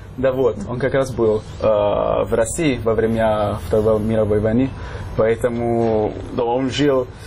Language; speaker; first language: Russian; non-native, fluent; Italian